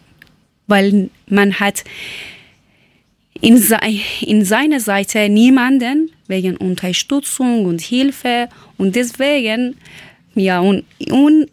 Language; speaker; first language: German; non-native, learner; Persian